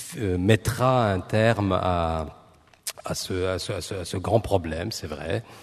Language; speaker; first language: French; non-native, fluent; Turkish